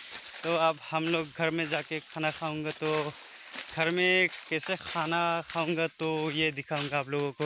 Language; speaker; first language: Hindi; non-native, local second language; Assamese